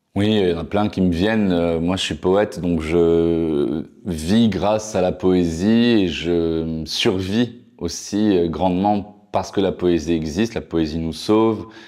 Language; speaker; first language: French; non-native, local second language; Arabic